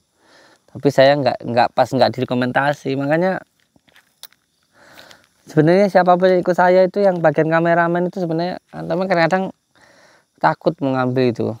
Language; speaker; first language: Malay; non-native, local second language; Javanese